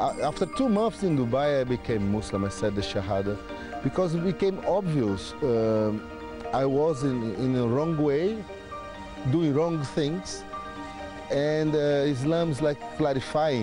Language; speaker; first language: English; non-native, learner; Portuguese